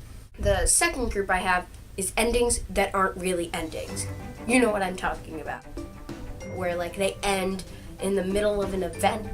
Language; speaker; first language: English; native; English